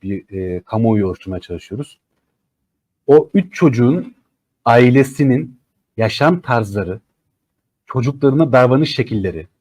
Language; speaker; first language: Turkish; native; Turkish